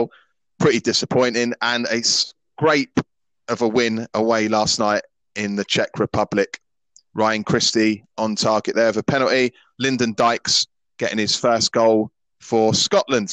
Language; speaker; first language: English; native; English